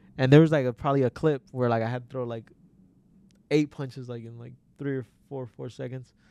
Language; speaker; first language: English; native; English